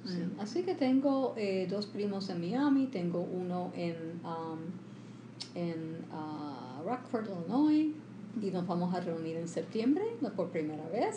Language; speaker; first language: Spanish; early bilingual, heritage; Spanish